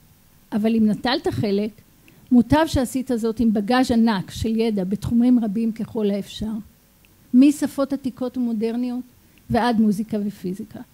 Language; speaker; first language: Hebrew; native; Hebrew